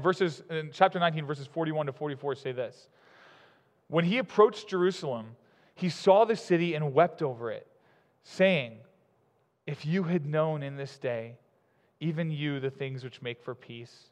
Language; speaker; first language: English; native; English